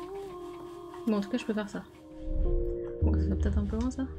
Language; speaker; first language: French; native; French